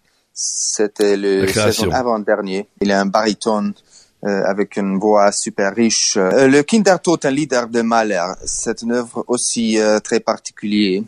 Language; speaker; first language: French; non-native, learner; Hungarian